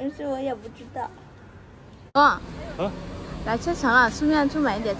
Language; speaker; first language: Chinese; non-native, fluent; Lao